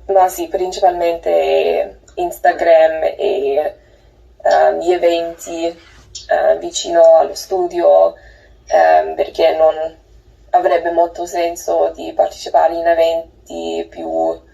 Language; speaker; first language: Italian; non-native, learner; English